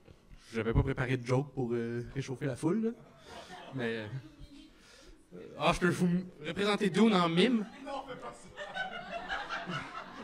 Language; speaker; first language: French; native; French